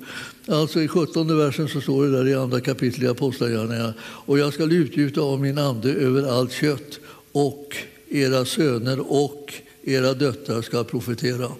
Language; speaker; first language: Swedish; native; Swedish